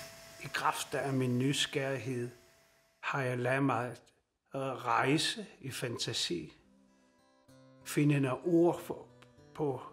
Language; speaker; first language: Danish; non-native, local second language; Kalaallisut